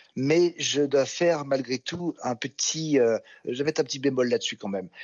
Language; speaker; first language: French; native; French